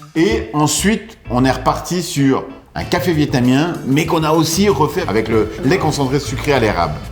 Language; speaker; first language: French; native; French